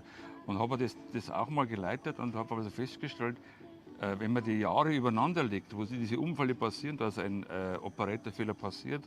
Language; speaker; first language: German; native; German